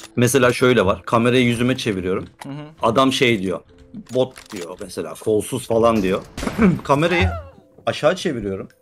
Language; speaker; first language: Turkish; native; Turkish